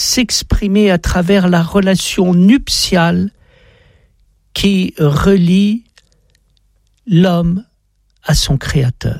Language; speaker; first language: French; native; French